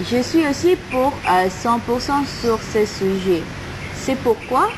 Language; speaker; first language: French; non-native, learner; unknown